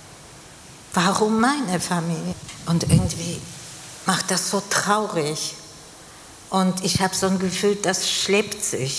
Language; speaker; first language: German; non-native, fluent; Polish